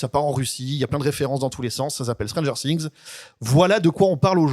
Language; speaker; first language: French; native; French